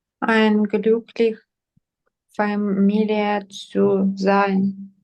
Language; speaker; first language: German; non-native, learner; Ukrainian